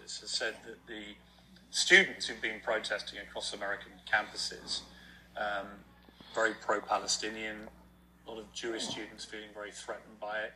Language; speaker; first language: English; native; English